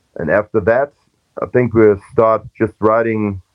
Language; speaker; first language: English; non-native, fluent; German